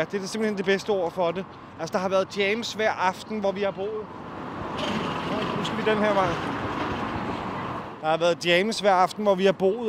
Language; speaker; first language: Danish; native; Danish